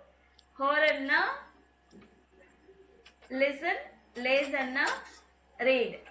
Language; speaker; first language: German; non-native, fluent; Tamil